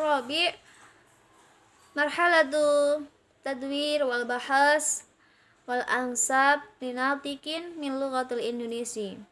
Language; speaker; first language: Arabic; non-native, learner; Indonesian